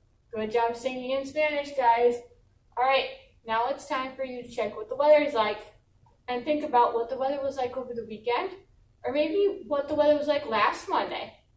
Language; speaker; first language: English; native; English